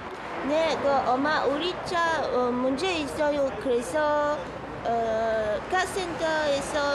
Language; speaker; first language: Korean; non-native, learner; French